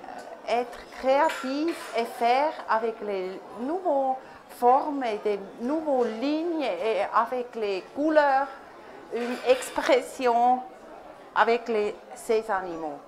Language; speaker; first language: French; non-native, learner; German